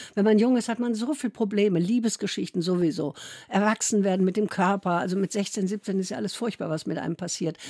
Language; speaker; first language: German; native; German